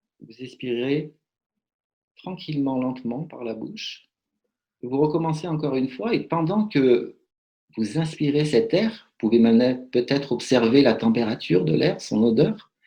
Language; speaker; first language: French; native; French